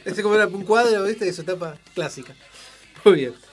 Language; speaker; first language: Spanish; native; Spanish